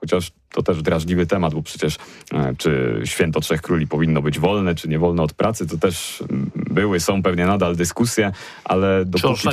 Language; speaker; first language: Polish; native; Polish